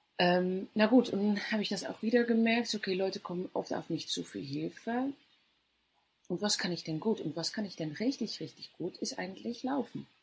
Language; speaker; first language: German; non-native, fluent; Dutch